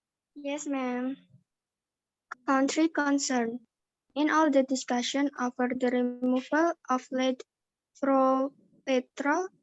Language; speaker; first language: English; non-native, learner; Indonesian